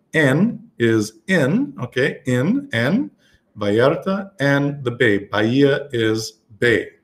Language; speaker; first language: English; native; English